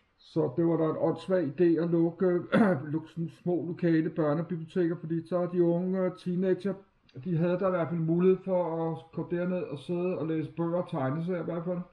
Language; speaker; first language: Danish; native; Danish